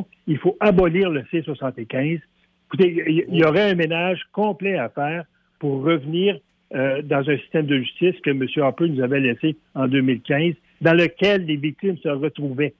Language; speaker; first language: French; native; French